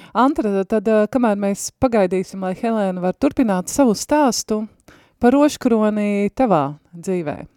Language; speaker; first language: Latvian; native; Latvian